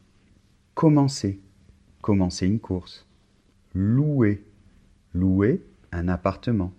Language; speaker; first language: French; native; French